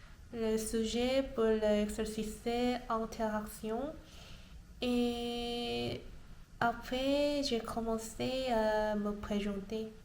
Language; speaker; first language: French; non-native, learner; Korean